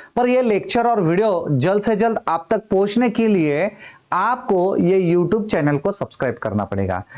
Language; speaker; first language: Hindi; non-native, local second language; Marathi